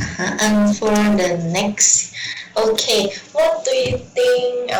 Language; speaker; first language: English; non-native, learner; Thai